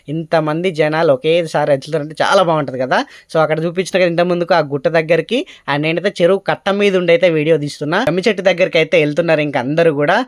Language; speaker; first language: Telugu; native; Telugu